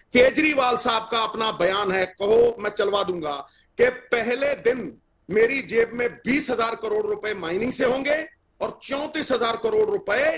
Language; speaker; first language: Hindi; non-native, local second language; Punjabi